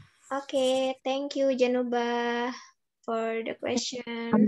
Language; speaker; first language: English; non-native, learner; Indonesian